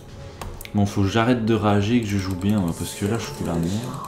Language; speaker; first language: French; native; French